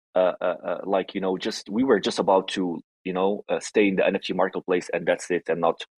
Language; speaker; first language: English; non-native, fluent; Italian